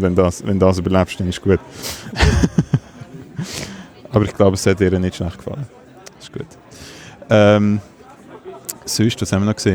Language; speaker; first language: German; native; German